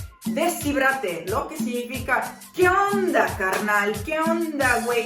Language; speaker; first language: Spanish; non-native, fluent; Serbian